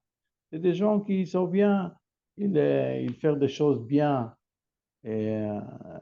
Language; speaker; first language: French; non-native, learner; Hebrew